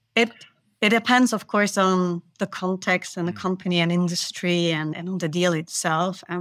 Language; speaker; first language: English; non-native, fluent; Dutch